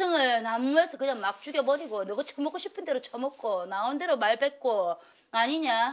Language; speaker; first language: Korean; native; Korean